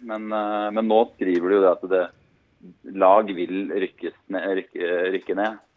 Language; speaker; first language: Norwegian; native; Norwegian